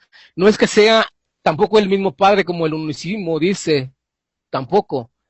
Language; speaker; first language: Spanish; native; Spanish